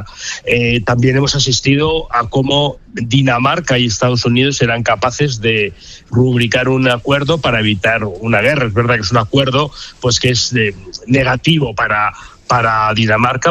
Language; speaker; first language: Spanish; native; Spanish